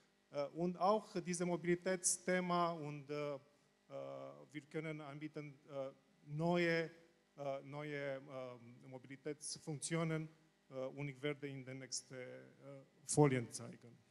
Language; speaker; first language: German; non-native, learner; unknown